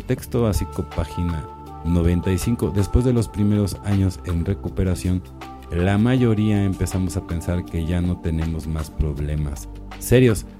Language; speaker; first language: Spanish; native; Spanish